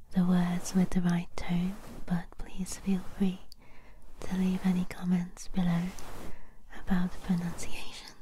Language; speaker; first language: English; native; English